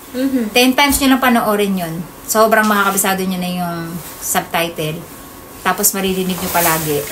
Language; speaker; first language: Filipino; native; Filipino